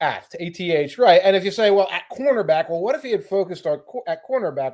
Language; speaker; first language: English; native; English